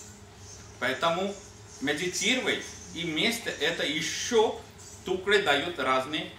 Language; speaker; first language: Russian; non-native, learner; Hindi